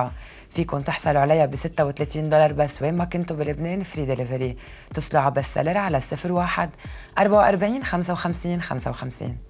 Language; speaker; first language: Arabic; native; Arabic